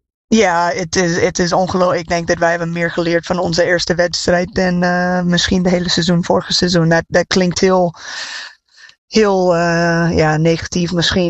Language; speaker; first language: Dutch; non-native, fluent; English